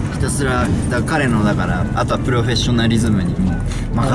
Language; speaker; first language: Japanese; native; Japanese